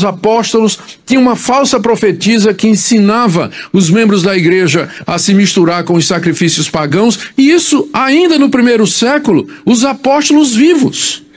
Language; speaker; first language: Portuguese; native; Portuguese